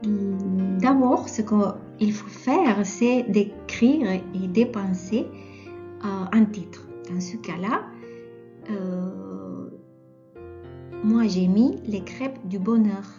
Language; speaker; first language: French; non-native, fluent; Catalan